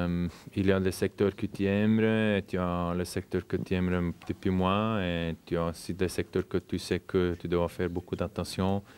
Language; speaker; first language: French; non-native, fluent; German